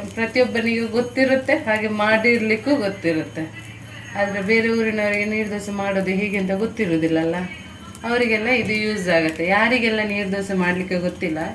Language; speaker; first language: Kannada; non-native, local second language; Tulu